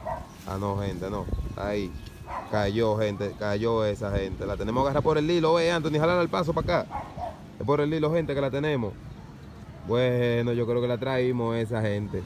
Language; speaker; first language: Spanish; native; Spanish